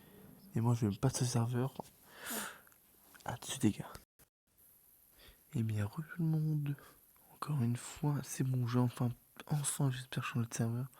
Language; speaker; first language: French; native; French